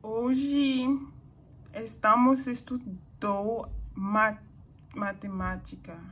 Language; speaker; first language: Portuguese; non-native, learner; English